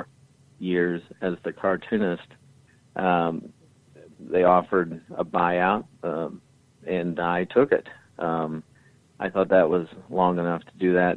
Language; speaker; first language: English; native; English